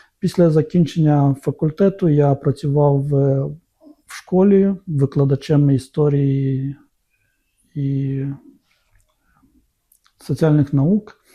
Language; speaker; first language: Ukrainian; non-native, local second language; Romanian